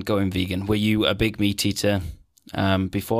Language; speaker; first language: English; native; English